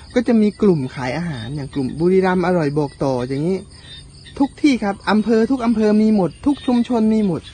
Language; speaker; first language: Thai; native; Thai